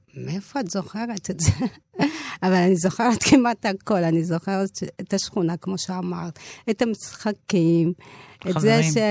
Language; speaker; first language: Hebrew; early bilingual, other home language; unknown